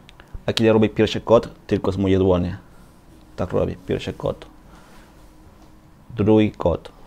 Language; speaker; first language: Polish; non-native, learner; Spanish